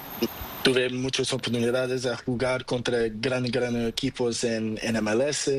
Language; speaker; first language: Spanish; non-native, learner; Portuguese